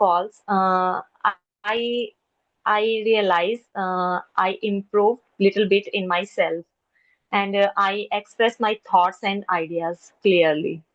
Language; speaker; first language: English; non-native, learner; Hindi